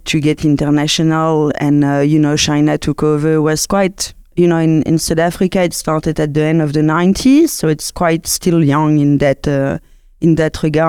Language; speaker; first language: English; non-native, fluent; French